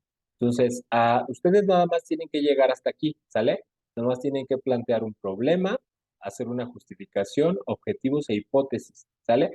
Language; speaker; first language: Spanish; native; Spanish